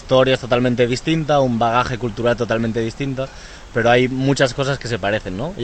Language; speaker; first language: Spanish; native; Spanish